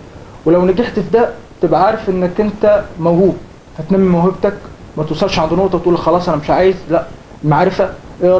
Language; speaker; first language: Arabic; native; Arabic